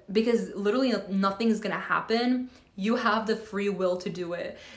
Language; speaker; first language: English; native; English